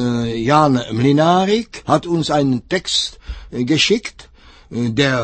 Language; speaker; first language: German; non-native, fluent; Czech